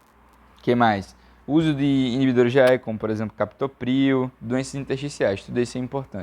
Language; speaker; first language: Portuguese; native; Portuguese